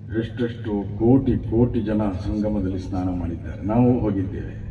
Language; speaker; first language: Kannada; non-native, local second language; Tulu